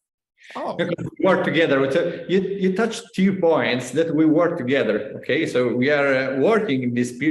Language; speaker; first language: English; non-native, learner; Italian